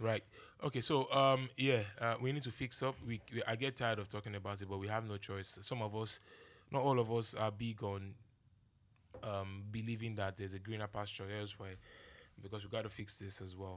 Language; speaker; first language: English; non-native, local second language; Yoruba